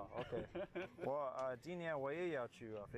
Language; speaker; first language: Chinese; non-native, learner; English